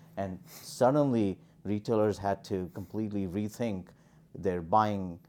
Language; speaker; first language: English; non-native, local second language; Hindi